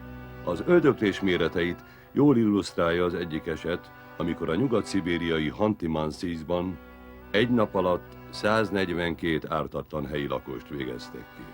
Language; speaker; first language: Hungarian; native; Hungarian